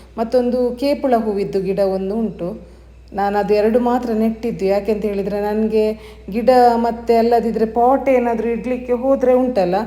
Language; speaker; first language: Kannada; non-native, local second language; Tulu